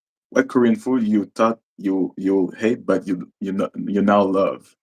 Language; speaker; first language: English; non-native, local second language; French